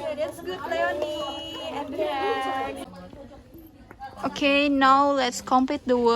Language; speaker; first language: English; non-native, learner; Indonesian